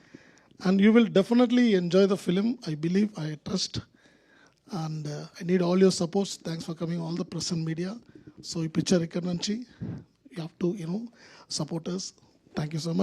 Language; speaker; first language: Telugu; non-native, local second language; Tamil